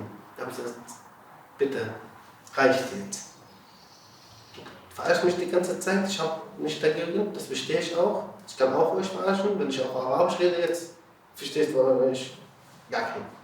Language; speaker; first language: German; non-native, learner; Arabic